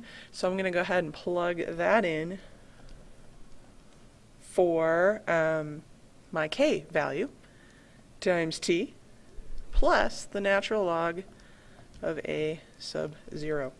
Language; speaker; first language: English; native; English